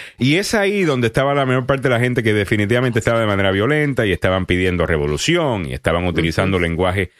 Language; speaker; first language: Spanish; native; Spanish